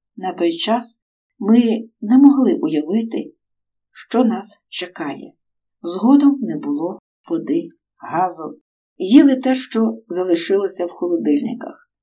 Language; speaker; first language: Ukrainian; native; Ukrainian